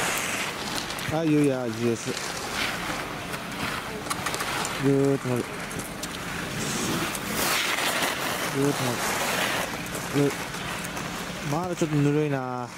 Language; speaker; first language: Japanese; native; Japanese